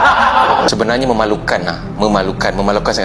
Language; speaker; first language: Malay; native; Malay